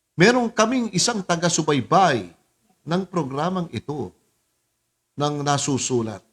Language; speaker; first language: Filipino; native; Filipino